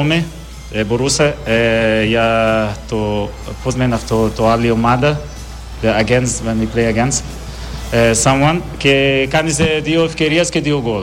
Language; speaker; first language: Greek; non-native, learner; Portuguese